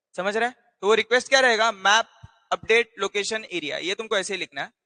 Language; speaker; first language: Hindi; non-native, local second language; Marathi